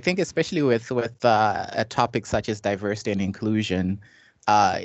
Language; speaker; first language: English; non-native, local second language; Shona